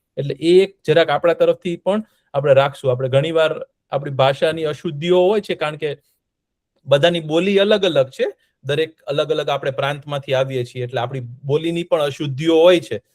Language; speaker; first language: Gujarati; native; Gujarati